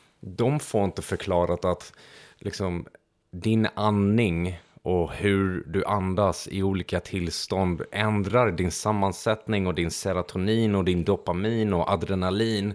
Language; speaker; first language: Swedish; early bilingual, other home language; Hungarian